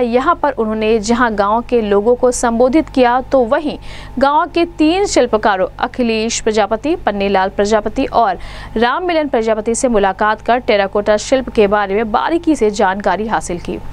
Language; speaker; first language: Hindi; native; Hindi